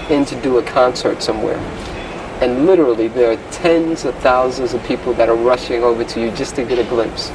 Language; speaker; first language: English; native; English